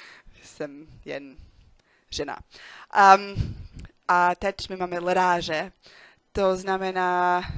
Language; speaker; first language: Czech; non-native, learner; English